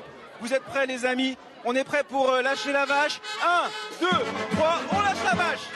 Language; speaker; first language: French; native; French